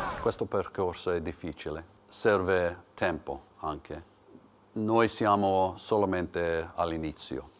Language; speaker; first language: Italian; non-native, learner; English